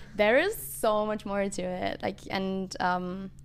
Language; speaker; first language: English; non-native, fluent; German